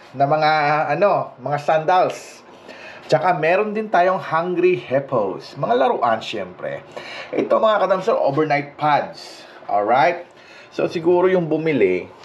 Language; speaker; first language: Filipino; non-native, local second language; Hiligaynon